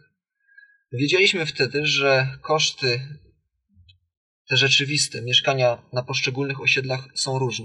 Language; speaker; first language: Polish; native; Polish